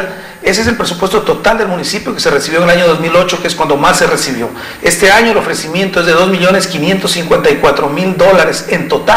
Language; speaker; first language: Spanish; native; Spanish